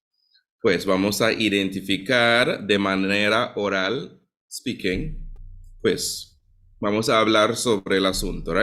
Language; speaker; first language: Spanish; non-native, fluent; English